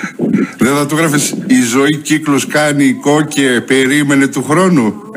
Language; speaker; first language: Greek; native; Greek